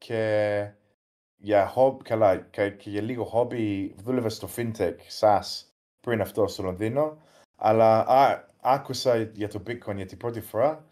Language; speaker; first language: Greek; early bilingual, heritage; English